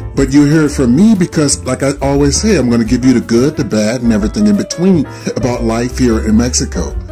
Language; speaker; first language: English; native; English